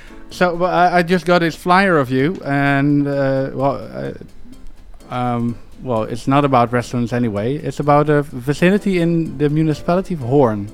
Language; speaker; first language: English; non-native, fluent; Dutch